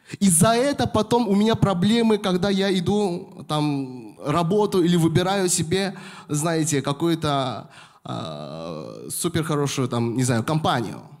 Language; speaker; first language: Russian; non-native, fluent; Korean